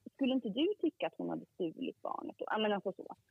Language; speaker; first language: Swedish; early bilingual, other home language; Korean